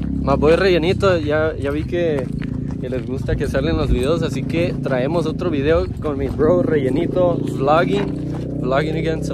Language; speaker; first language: Spanish; early bilingual, heritage; Spanish